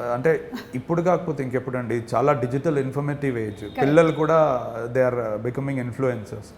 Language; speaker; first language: Telugu; native; Telugu